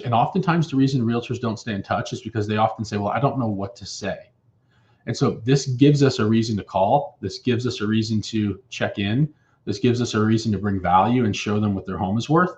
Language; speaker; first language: English; native; English